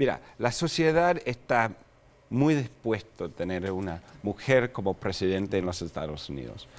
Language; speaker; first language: Spanish; non-native, fluent; English